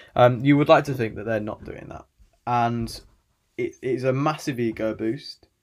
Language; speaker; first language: English; native; English